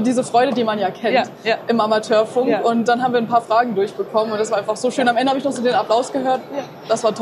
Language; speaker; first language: German; native; German